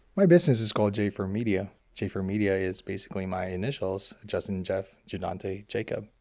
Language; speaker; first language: English; early bilingual, other home language; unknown